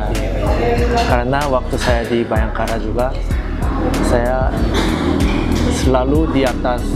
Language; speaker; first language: Indonesian; non-native, learner; Korean